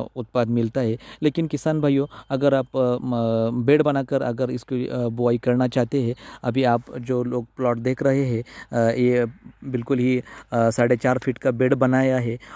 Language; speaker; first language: Hindi; non-native, local second language; Marathi